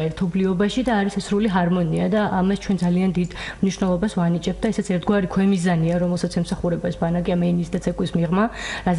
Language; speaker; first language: Georgian; native; Georgian